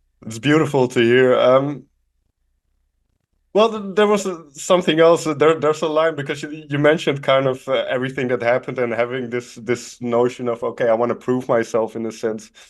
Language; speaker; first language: English; non-native, fluent; Dutch